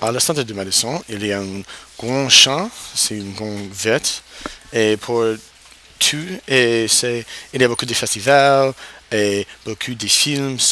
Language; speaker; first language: French; non-native, learner; English